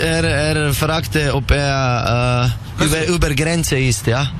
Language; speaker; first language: German; non-native, learner; Slovenian